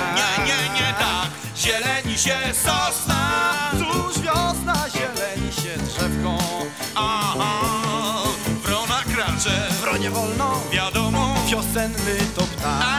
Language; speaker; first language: Polish; native; Polish